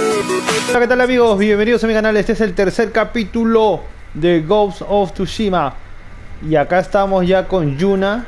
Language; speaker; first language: Spanish; native; Spanish